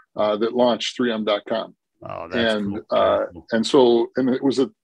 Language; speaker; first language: English; native; English